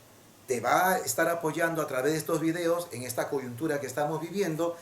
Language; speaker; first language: Spanish; native; Spanish